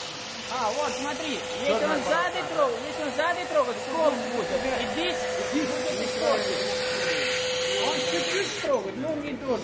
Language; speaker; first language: Russian; non-native, learner; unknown